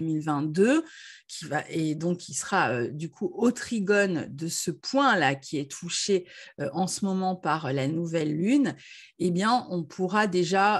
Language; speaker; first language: French; native; French